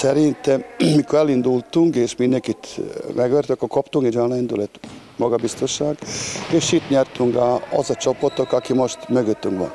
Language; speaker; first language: Hungarian; non-native, learner; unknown